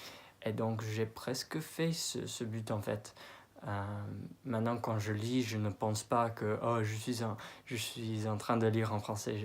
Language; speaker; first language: French; non-native, fluent; English